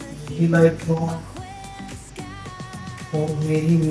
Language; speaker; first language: Hindi; native; Hindi